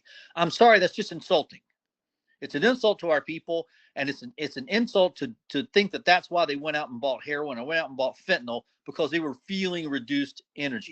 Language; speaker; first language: English; native; English